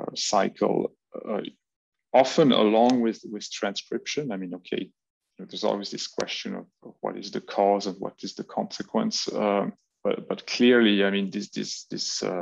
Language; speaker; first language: English; non-native, fluent; French